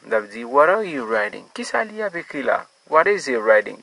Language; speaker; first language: English; non-native, fluent; Haitian Creole